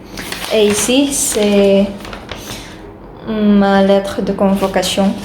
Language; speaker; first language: French; non-native, learner; Indonesian